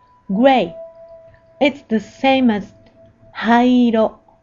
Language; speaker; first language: English; non-native, fluent; Japanese